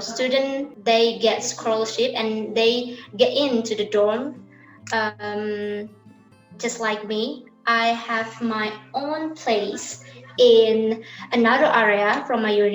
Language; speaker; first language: English; non-native, learner; Indonesian